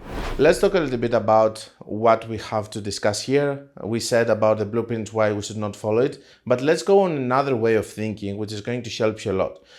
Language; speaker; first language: English; non-native, fluent; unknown